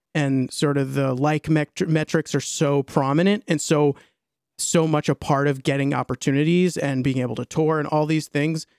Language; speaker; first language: English; native; English